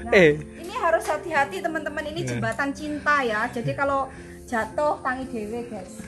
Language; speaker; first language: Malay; non-native, local second language; Javanese